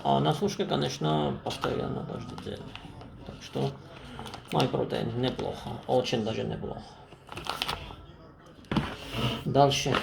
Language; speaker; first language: Russian; non-native, fluent; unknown